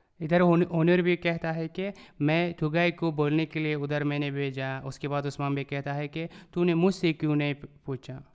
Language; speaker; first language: Urdu; non-native, learner; Turkish